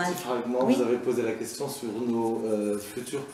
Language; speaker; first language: French; non-native, local second language; Arabic